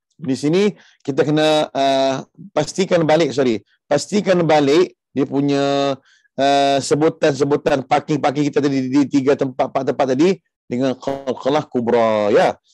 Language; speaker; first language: Malay; early bilingual, heritage; Malay